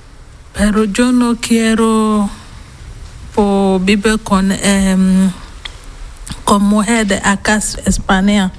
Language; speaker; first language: Spanish; non-native, learner; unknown